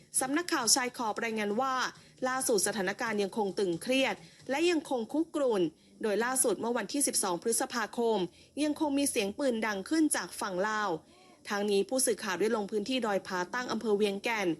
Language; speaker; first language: Thai; native; Thai